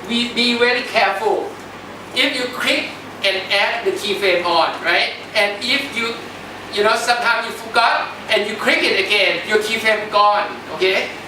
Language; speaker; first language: English; non-native, fluent; Thai